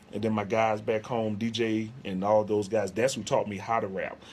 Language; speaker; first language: English; native; English